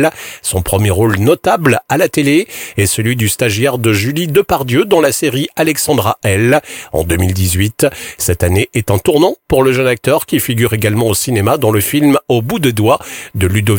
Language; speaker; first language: French; native; French